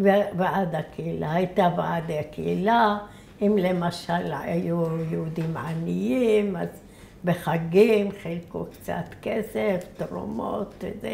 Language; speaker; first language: Hebrew; early bilingual, other home language; Arabic